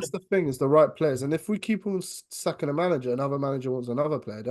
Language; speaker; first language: English; native; English